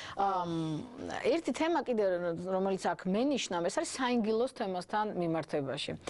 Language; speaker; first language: Georgian; native; Georgian